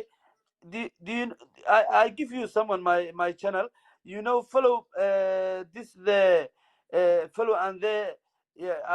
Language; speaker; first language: English; non-native, local second language; Somali